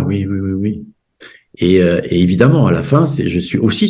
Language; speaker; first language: French; native; French